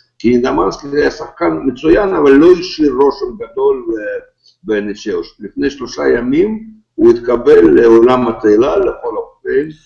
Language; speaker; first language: Hebrew; non-native, fluent; Russian